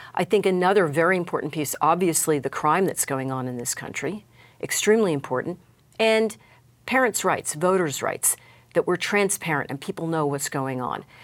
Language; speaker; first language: English; native; English